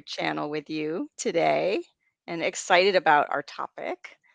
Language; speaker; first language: English; native; English